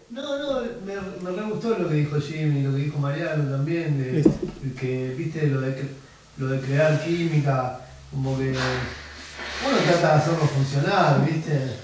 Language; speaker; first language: Spanish; native; Spanish